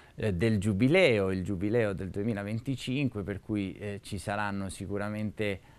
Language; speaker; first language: Italian; native; Italian